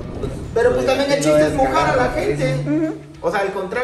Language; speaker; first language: Spanish; native; Spanish